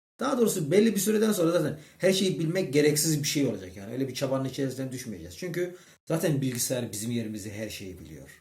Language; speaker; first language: Turkish; early bilingual, heritage; Turkish